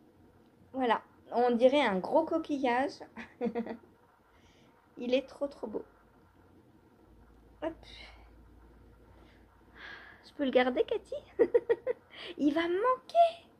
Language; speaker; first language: French; native; French